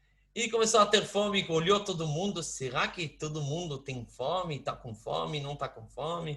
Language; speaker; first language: Portuguese; non-native, fluent; Hebrew